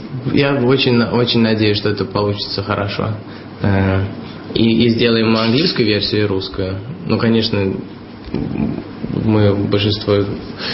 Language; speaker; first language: Russian; early bilingual, heritage; Russian